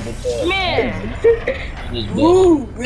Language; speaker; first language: English; native; English